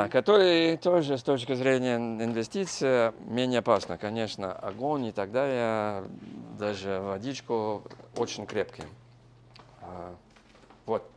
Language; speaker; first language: Russian; non-native, learner; English